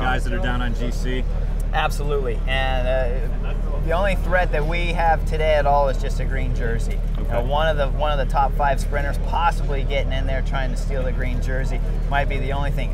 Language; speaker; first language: English; native; English